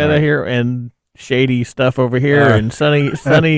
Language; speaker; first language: English; native; English